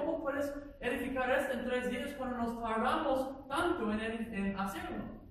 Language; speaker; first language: Spanish; non-native, learner; English